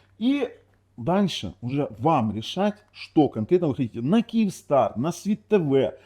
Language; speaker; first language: Russian; non-native, local second language; Ukrainian